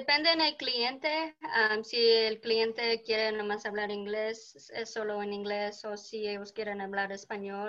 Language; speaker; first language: Spanish; early bilingual, heritage; Spanish